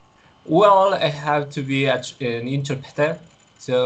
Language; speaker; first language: English; non-native, learner; Spanish